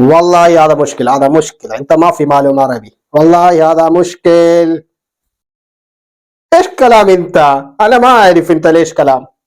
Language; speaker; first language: Arabic; non-native, learner; Malayalam